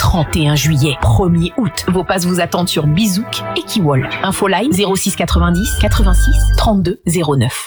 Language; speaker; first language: French; native; French